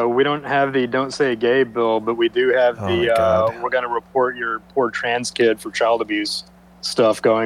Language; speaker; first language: English; native; English